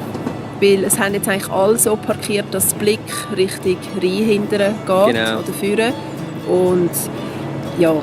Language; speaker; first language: German; native; German